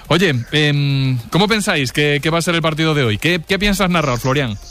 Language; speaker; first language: Spanish; native; Spanish